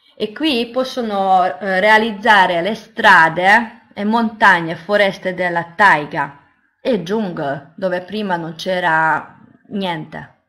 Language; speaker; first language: Italian; non-native, fluent; Hungarian